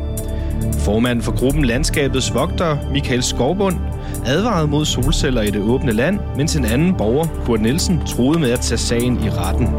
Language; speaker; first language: Danish; native; Danish